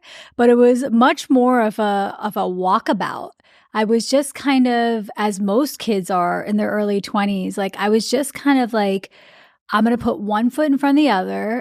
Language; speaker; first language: English; early bilingual, other home language; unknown